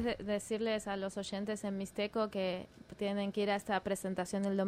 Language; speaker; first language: Spanish; native; Spanish